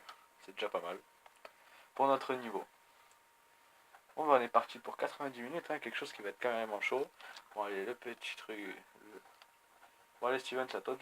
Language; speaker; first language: French; native; French